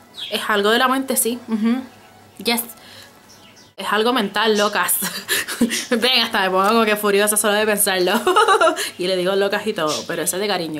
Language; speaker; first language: Spanish; native; Spanish